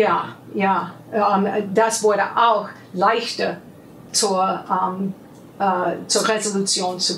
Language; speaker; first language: German; non-native, fluent; English